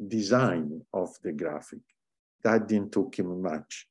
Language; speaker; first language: English; non-native, fluent; Italian